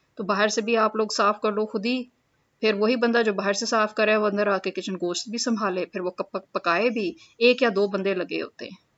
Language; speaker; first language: Urdu; non-native, local second language; Punjabi